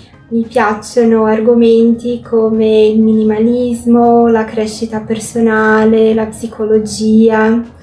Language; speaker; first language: Italian; non-native, fluent; Portuguese